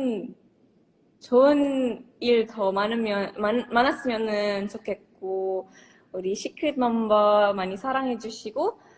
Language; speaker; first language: Korean; non-native, fluent; Indonesian